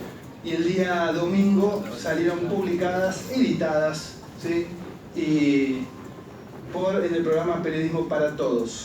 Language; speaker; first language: Spanish; native; Spanish